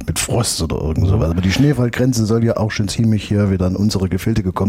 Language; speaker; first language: German; native; German